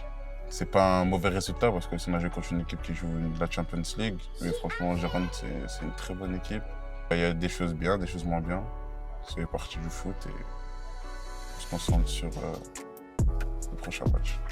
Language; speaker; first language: French; native; French